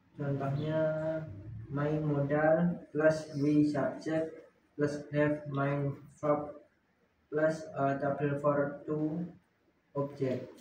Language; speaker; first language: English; non-native, learner; Indonesian